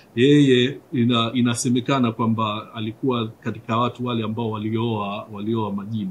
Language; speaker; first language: Swahili; native; Swahili